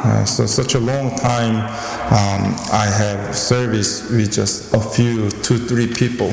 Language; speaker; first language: English; non-native, fluent; Korean